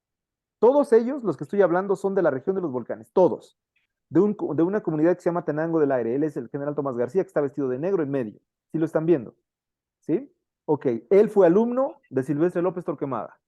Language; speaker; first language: Spanish; native; Spanish